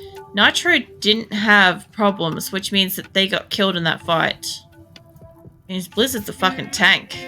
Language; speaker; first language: English; native; English